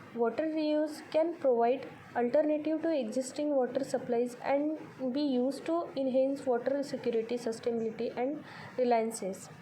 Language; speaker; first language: English; non-native, local second language; Marathi